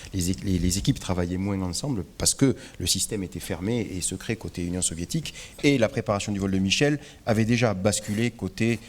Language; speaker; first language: French; native; French